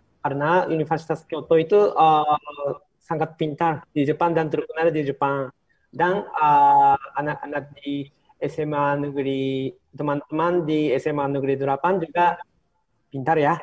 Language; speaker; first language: Indonesian; non-native, fluent; Japanese